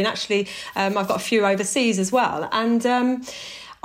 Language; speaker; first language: English; native; English